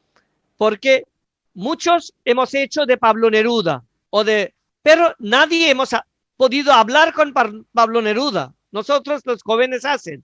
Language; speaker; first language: Spanish; non-native, fluent; Bangla